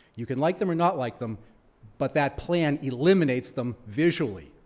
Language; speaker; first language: English; native; English